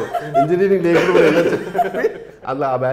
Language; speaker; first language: Telugu; native; Telugu